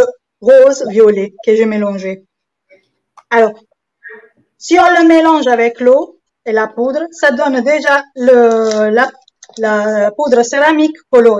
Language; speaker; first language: French; non-native, fluent; Italian